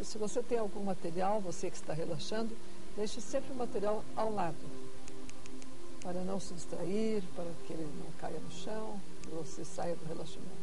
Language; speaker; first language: Portuguese; native; Portuguese